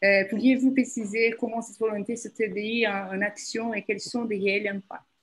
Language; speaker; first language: French; non-native, fluent; Portuguese